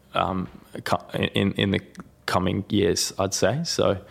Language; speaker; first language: English; native; English